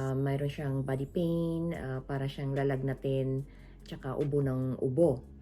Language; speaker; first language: Filipino; non-native, local second language; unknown